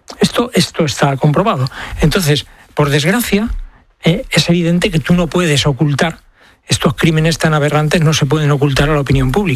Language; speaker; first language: Spanish; native; Spanish